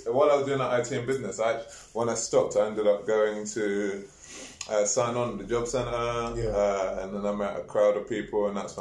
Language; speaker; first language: English; native; English